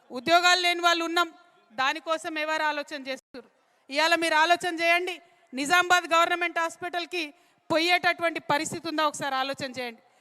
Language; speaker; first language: Telugu; native; Telugu